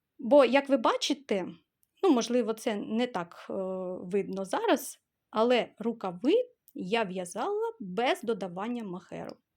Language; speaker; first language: Ukrainian; non-native, local second language; Russian